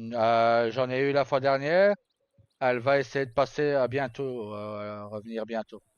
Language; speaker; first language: French; native; French